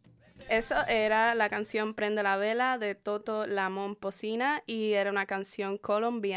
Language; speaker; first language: Spanish; early bilingual, heritage; Spanish